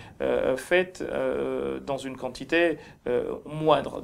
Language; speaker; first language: French; non-native, local second language; Ngazidja Comorian